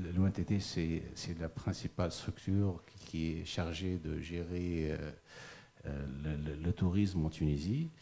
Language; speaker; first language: French; non-native, local second language; Arabic